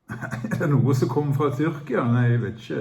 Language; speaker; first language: Norwegian; native; Norwegian